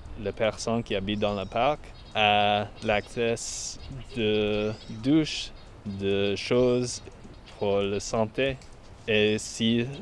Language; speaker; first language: French; non-native, learner; English